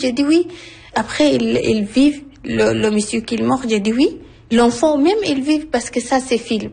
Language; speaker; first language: French; non-native, learner; Arabic